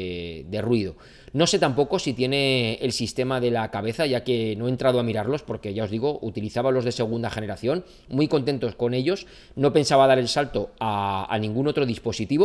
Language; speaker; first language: Spanish; native; Spanish